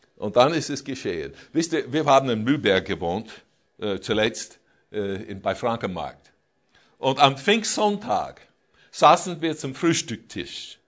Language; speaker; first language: German; non-native, fluent; English